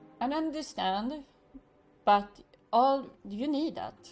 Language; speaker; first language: English; non-native, learner; Swedish